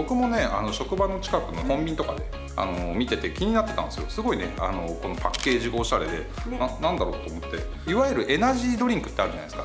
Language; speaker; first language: Japanese; native; Japanese